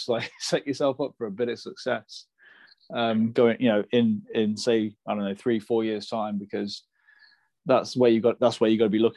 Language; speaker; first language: English; native; English